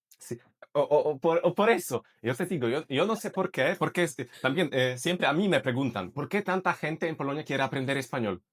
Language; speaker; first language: Spanish; non-native, fluent; Polish